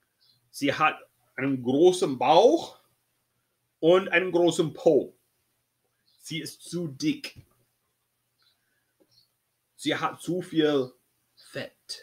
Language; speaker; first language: German; non-native, fluent; English